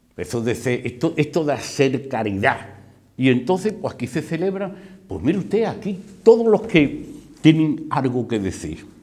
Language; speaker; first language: Spanish; native; Spanish